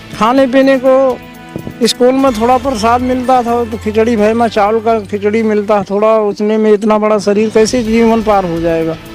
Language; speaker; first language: Hindi; native; Hindi